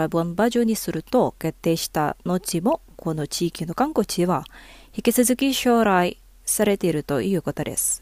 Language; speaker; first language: Japanese; non-native, fluent; Indonesian